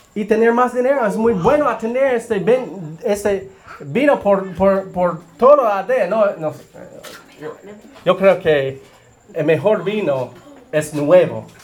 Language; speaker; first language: Spanish; non-native, learner; English